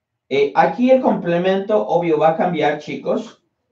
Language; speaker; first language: Spanish; native; Spanish